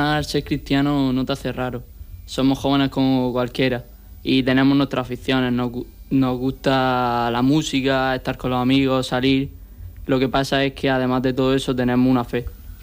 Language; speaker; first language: Spanish; native; Spanish